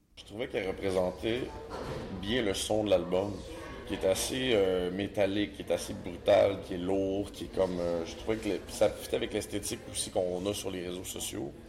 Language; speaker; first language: French; native; French